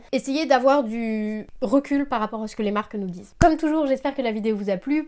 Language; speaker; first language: French; native; French